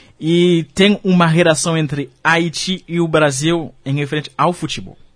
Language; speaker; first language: Portuguese; non-native, fluent; Haitian Creole